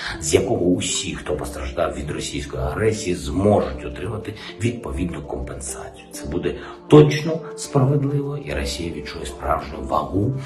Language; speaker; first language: Ukrainian; non-native, local second language; Russian